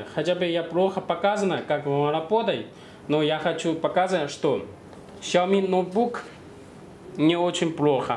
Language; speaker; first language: Russian; non-native, learner; Chinese